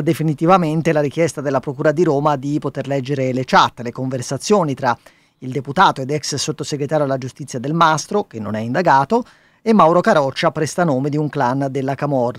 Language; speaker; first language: Italian; native; Italian